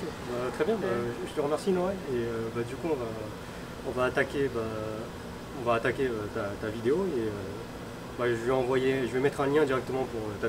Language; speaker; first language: French; early bilingual, other home language; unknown